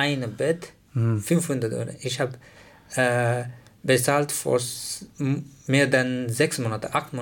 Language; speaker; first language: German; non-native, learner; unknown